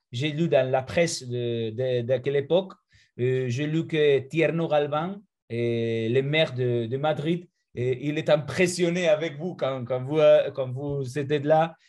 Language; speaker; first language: French; non-native, fluent; Spanish